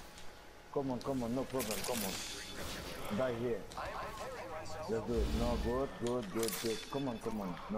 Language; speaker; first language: English; non-native, learner; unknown